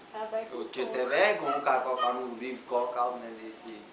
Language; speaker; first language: Portuguese; native; Portuguese